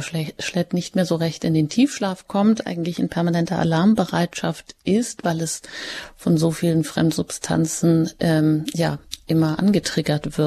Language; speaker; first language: German; native; German